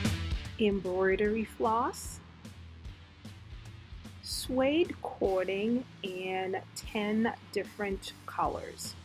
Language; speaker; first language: English; native; English